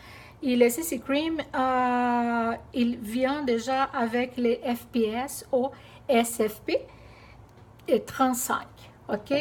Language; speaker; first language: French; non-native, fluent; Portuguese